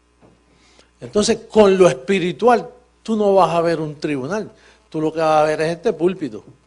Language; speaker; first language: Spanish; native; Spanish